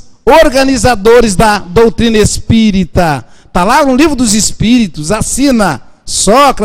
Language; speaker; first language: Portuguese; native; Portuguese